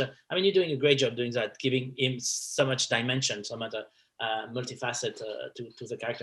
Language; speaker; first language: English; non-native, fluent; French